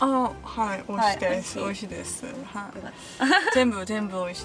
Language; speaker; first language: Japanese; non-native, learner; Korean